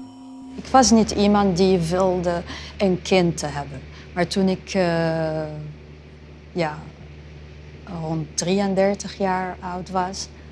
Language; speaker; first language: Dutch; non-native, fluent; Arabic